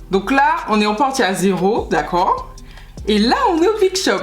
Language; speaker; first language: French; native; French